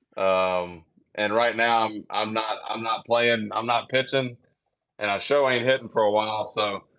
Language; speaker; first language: English; native; English